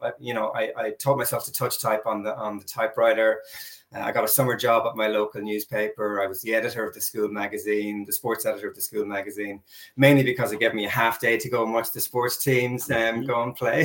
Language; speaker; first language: English; native; English